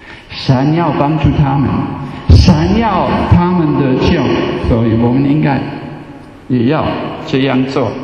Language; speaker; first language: Chinese; non-native, fluent; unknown